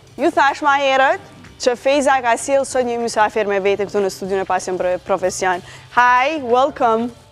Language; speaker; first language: Albanian; native; Albanian